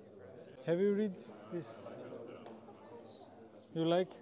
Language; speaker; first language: English; non-native, learner; Georgian